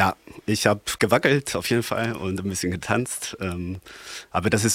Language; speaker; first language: German; non-native, fluent; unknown